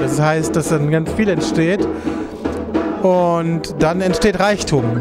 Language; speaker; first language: German; native; German